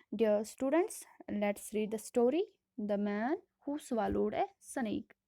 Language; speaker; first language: English; non-native, local second language; Hindi